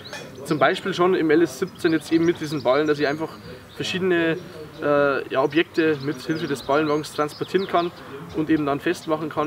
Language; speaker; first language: German; native; German